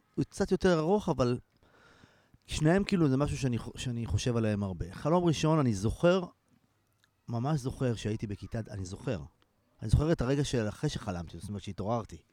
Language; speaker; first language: Hebrew; native; Hebrew